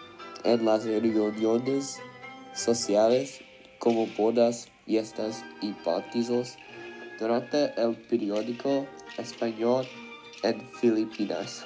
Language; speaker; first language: Spanish; non-native, learner; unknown